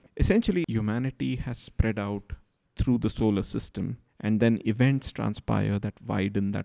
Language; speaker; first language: English; non-native, local second language; Marathi